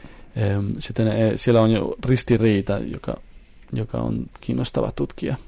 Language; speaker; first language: Finnish; non-native, fluent; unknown